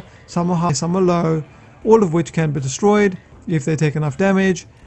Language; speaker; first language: English; native; English